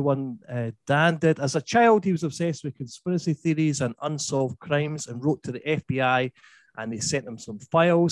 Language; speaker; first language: English; native; English